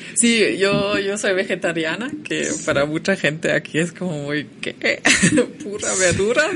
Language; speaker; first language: Spanish; non-native, fluent; German